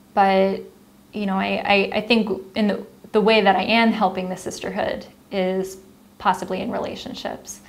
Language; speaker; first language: English; native; English